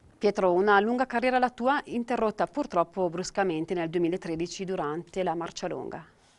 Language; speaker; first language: Italian; native; Italian